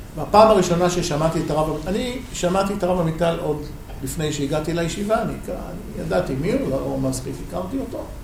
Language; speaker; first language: Hebrew; non-native, fluent; English